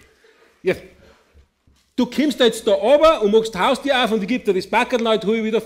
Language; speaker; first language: German; native; German